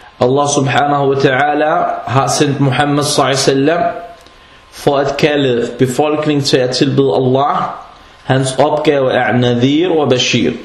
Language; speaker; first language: Danish; non-native, fluent; Arabic